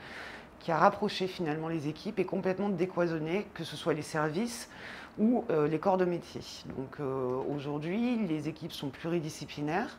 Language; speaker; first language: French; native; French